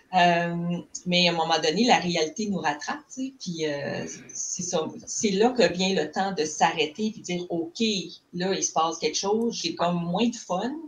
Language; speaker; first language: French; native; French